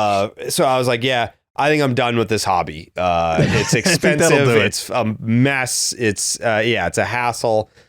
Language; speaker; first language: English; native; English